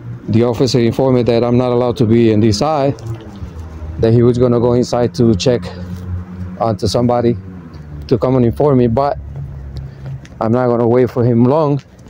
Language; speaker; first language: English; non-native, fluent; Spanish